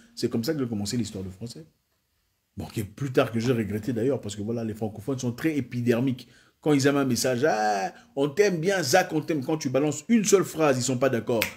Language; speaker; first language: French; non-native, local second language; Swahili